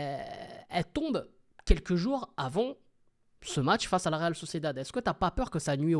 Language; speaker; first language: French; native; French